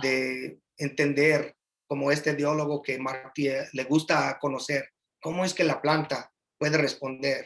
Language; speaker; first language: Spanish; early bilingual, heritage; English